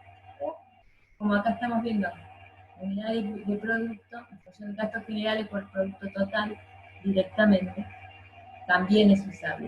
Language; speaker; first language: Spanish; native; Spanish